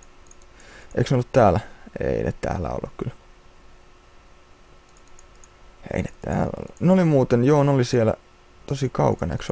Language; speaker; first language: Finnish; native; Finnish